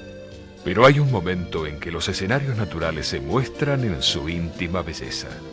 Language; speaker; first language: Spanish; native; Spanish